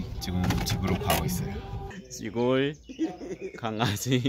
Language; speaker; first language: Korean; non-native, fluent; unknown